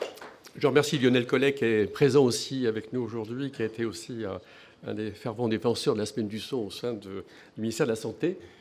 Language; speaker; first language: French; native; French